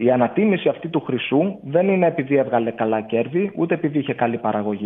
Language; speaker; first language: Greek; native; Greek